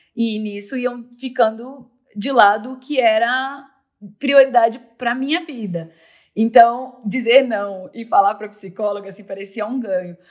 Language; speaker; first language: Portuguese; native; Portuguese